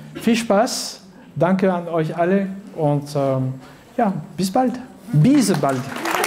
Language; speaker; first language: German; non-native, fluent; French